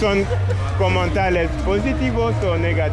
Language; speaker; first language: Spanish; non-native, learner; French